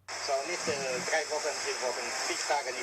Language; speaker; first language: German; non-native, learner; Romanian